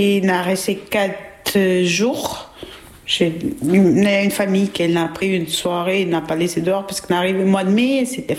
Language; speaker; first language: French; non-native, learner; Albanian